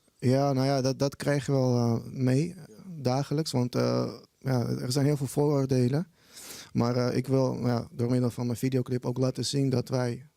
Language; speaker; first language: Dutch; early bilingual, other home language; Armenian